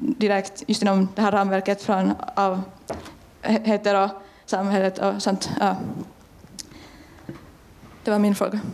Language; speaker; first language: Swedish; non-native, fluent; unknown